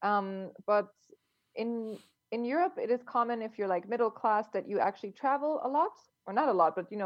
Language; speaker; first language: English; non-native, fluent; German